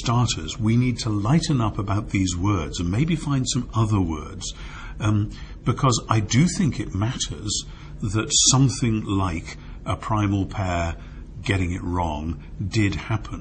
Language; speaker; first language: English; native; English